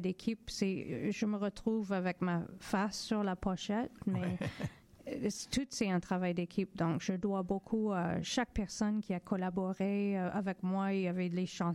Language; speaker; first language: French; non-native, fluent; English